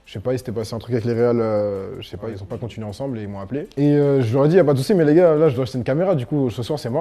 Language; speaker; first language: French; native; French